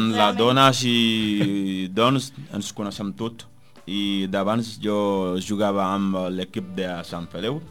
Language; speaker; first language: Catalan; non-native, learner; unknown